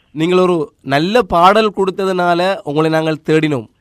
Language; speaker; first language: Tamil; native; Tamil